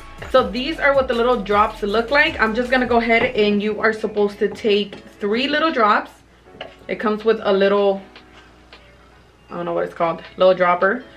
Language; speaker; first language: English; early bilingual, other home language; Spanish